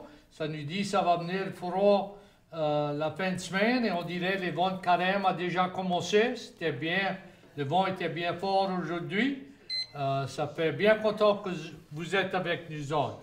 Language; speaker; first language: French; native; French